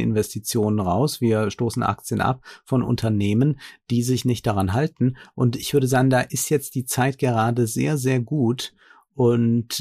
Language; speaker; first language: German; native; German